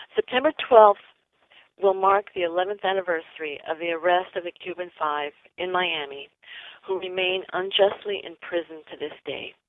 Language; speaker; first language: English; native; English